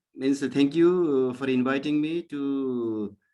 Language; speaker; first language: English; non-native, local second language; Nepali